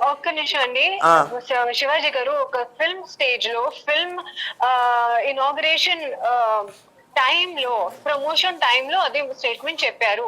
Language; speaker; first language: Telugu; non-native, local second language; Hindi